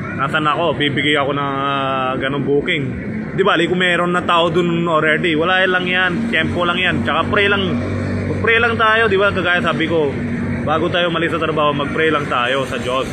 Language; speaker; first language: Filipino; non-native, fluent; Hindi